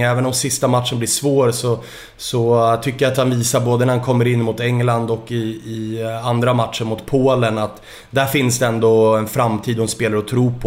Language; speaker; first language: Swedish; native; Swedish